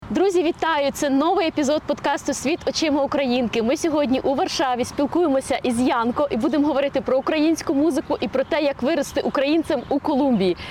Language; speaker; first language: Ukrainian; native; Ukrainian